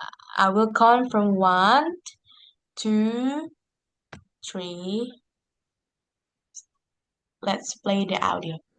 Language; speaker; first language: English; non-native, fluent; Indonesian